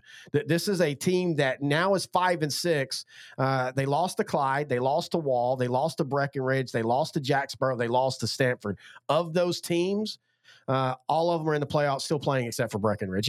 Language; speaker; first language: English; native; English